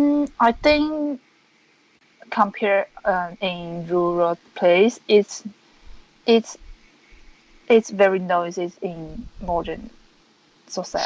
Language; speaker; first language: English; non-native, learner; Chinese